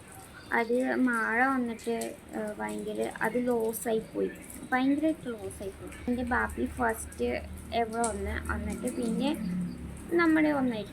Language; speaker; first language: Malayalam; non-native, local second language; Bangla